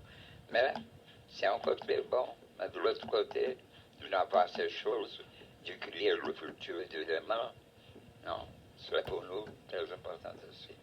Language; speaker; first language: French; non-native, fluent; Portuguese